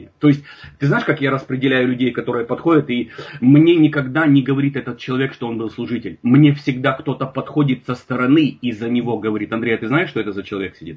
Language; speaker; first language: Russian; native; Russian